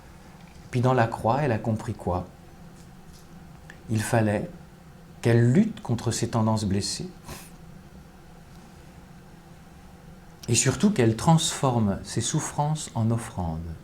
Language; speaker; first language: French; native; French